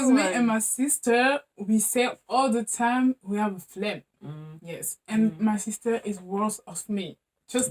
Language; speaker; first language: English; non-native, learner; French